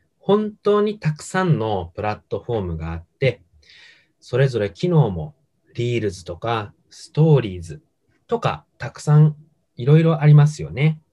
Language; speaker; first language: Japanese; native; Japanese